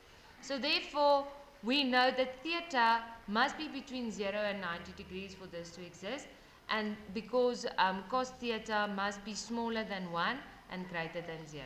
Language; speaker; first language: English; non-native, local second language; Afrikaans